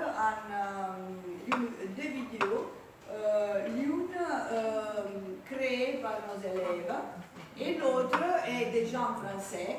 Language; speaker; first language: French; non-native, fluent; Italian